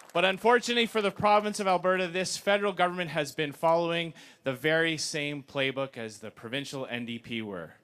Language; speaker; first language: English; native; English